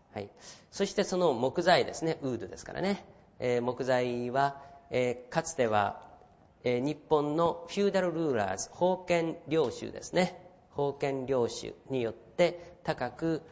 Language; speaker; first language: Japanese; native; Japanese